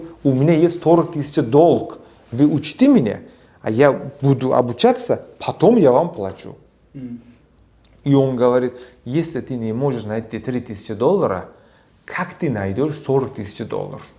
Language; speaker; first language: Russian; non-native, local second language; Uzbek